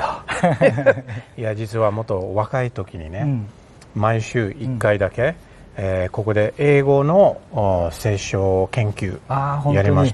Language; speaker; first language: Japanese; non-native, fluent; English